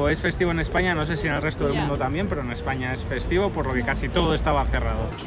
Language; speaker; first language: Spanish; native; Spanish